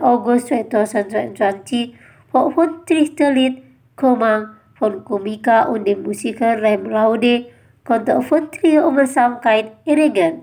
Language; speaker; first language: German; non-native, fluent; Indonesian